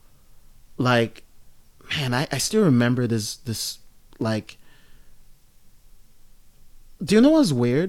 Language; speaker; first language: English; non-native, local second language; Yoruba